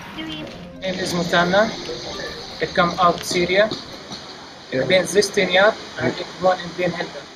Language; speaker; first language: Dutch; non-native, learner; Arabic